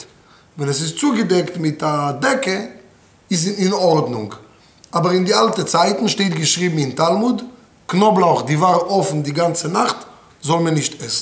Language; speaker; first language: German; non-native, fluent; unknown